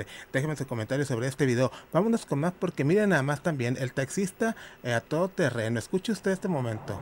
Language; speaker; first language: Spanish; native; Spanish